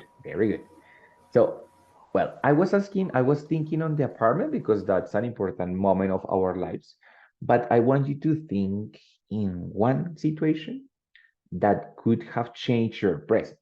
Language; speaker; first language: English; non-native, fluent; Spanish